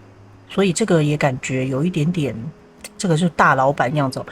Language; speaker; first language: Chinese; native; Chinese